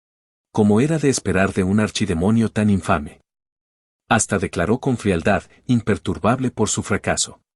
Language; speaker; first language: Spanish; native; Spanish